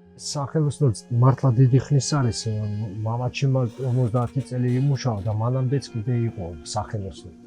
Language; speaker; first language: Georgian; non-native, local second language; Armenian